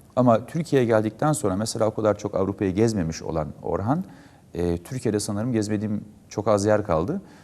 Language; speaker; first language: Turkish; early bilingual, heritage; Turkish